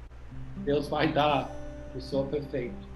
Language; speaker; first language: Portuguese; non-native, fluent; English